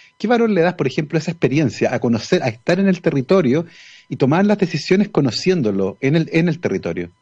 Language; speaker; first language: Spanish; native; Spanish